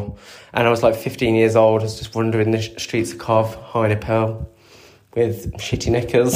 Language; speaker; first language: English; native; English